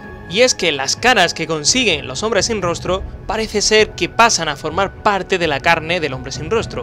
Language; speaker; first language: Spanish; native; Spanish